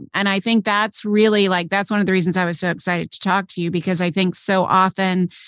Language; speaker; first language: English; native; English